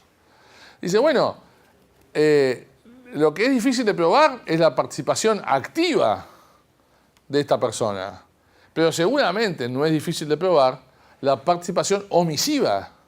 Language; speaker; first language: Spanish; native; Spanish